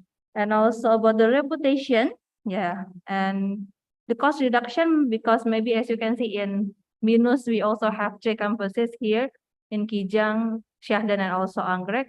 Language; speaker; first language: English; non-native, fluent; Indonesian